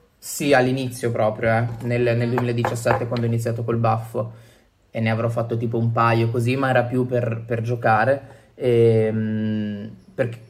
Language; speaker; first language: Italian; native; Italian